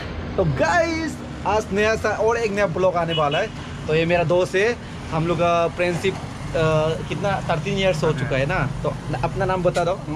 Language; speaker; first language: Hindi; non-native, local second language; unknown